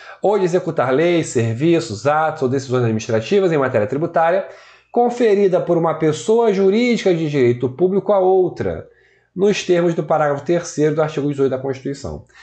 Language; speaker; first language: Portuguese; native; Portuguese